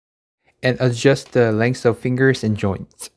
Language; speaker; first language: English; non-native, fluent; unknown